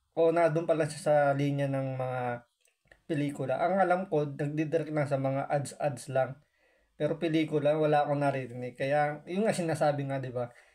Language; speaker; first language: Filipino; native; Filipino